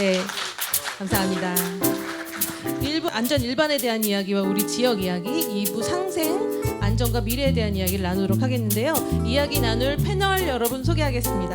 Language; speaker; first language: Korean; native; Korean